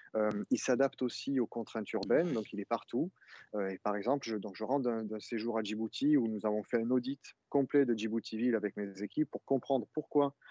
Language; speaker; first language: French; native; French